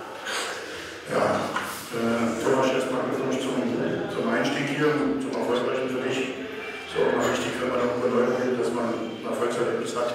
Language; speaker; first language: German; native; German